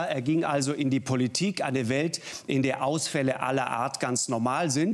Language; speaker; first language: German; native; German